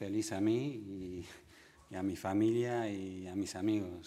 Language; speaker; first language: Spanish; early bilingual, other home language; English